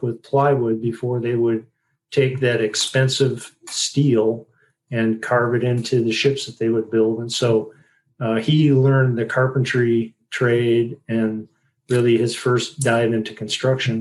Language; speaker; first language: English; native; English